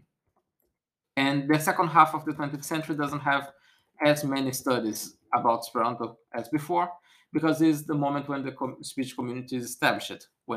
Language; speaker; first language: English; non-native, fluent; Portuguese